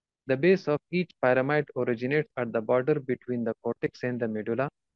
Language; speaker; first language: English; non-native, fluent; Persian